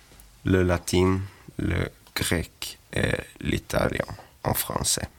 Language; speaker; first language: French; non-native, learner; Swedish